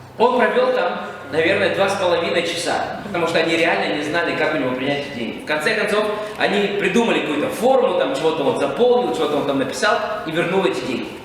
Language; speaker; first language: Russian; native; Russian